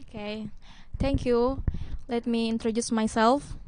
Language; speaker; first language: English; non-native, learner; Indonesian